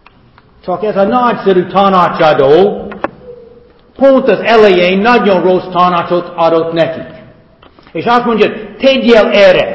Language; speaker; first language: Hungarian; non-native, fluent; English